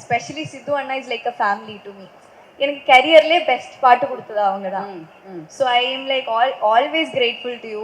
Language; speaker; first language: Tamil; non-native, fluent; Malayalam